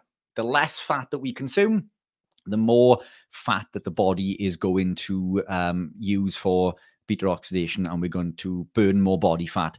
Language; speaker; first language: English; native; English